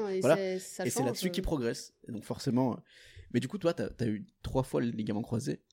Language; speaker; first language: French; non-native, fluent; Portuguese